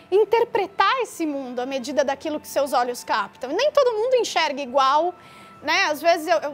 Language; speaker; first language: Portuguese; native; Portuguese